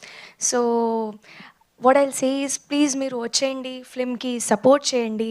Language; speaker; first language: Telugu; non-native, learner; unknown